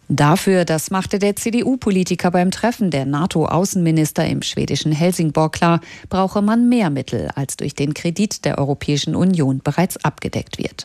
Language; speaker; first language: German; native; German